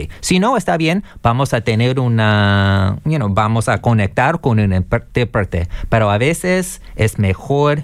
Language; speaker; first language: Spanish; non-native, learner; English